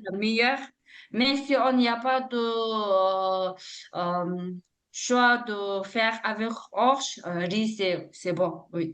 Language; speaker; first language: French; non-native, learner; Tibetan